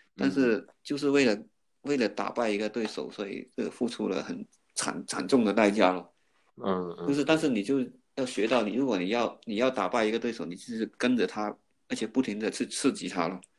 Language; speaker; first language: Chinese; non-native, fluent; Cantonese